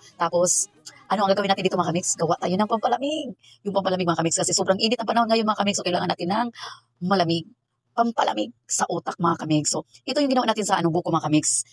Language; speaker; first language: Filipino; non-native, local second language; Cebuano